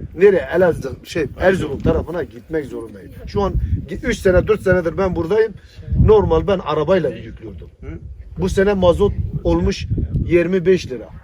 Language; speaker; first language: Turkish; native; Turkish